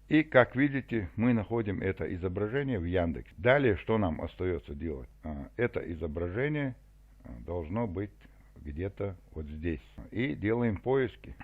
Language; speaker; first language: Russian; non-native, local second language; Chechen